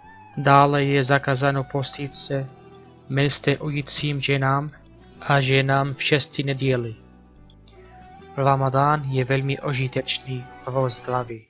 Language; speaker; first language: Czech; non-native, learner; Arabic